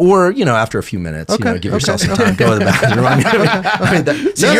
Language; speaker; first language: English; native; English